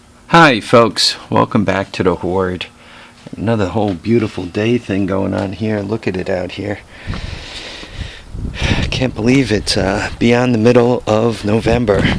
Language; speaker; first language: English; native; English